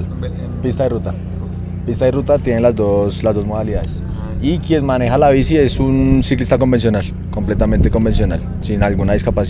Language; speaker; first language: Spanish; native; Spanish